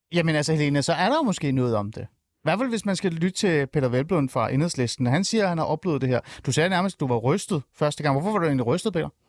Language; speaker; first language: Danish; early bilingual, other home language; Persian